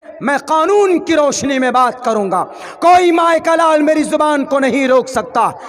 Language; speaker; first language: Urdu; native; Urdu